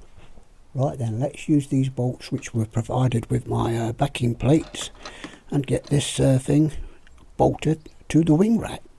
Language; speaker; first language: English; native; English